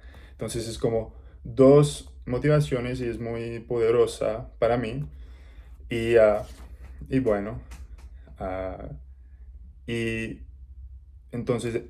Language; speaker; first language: Spanish; non-native, learner; English